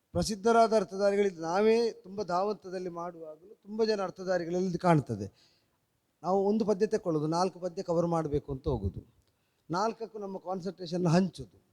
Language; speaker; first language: Kannada; native; Kannada